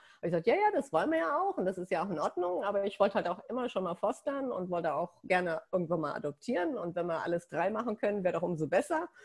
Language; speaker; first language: German; native; German